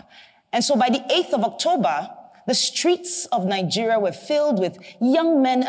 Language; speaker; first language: English; non-native, local second language; Igbo